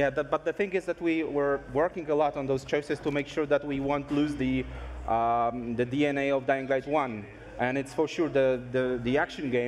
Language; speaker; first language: English; non-native, fluent; Polish